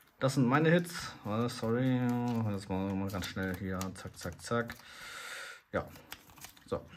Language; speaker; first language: German; early bilingual, other home language; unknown